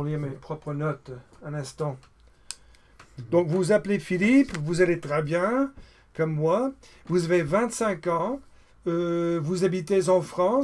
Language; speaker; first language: French; non-native, fluent; English